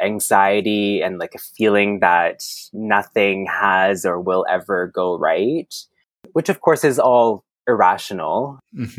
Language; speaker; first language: English; non-native, fluent; French